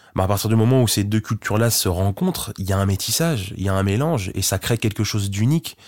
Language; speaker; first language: French; native; French